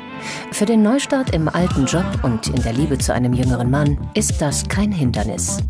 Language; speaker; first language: German; native; German